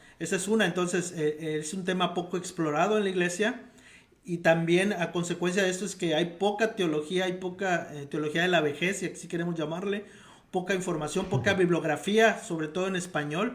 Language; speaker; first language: Spanish; native; Spanish